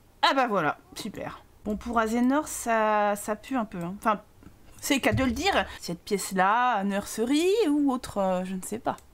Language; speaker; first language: French; native; French